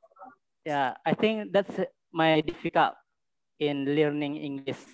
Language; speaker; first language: English; non-native, learner; Indonesian